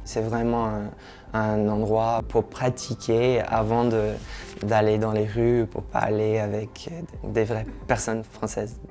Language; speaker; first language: French; non-native, fluent; English